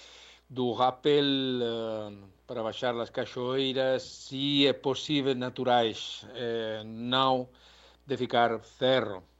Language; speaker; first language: Portuguese; non-native, learner; Spanish